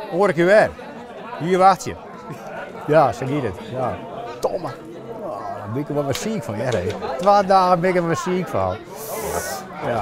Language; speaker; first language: Dutch; non-native, local second language; Western Frisian